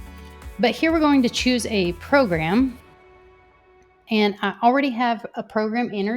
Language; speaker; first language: English; native; English